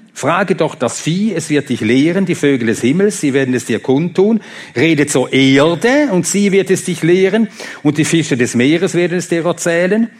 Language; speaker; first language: German; non-native, fluent; Swedish